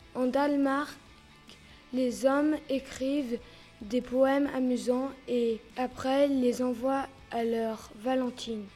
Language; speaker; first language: French; early bilingual, heritage; French